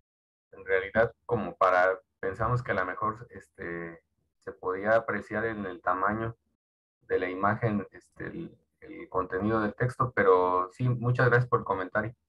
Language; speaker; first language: Spanish; native; Spanish